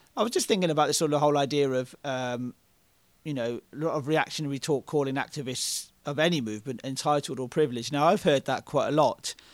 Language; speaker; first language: English; native; English